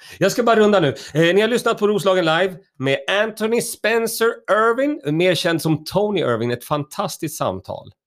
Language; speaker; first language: Swedish; native; Swedish